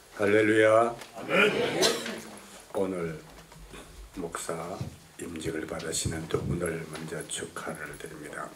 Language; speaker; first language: Korean; native; Korean